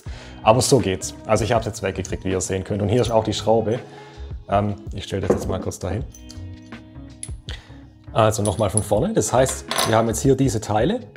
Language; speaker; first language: German; native; German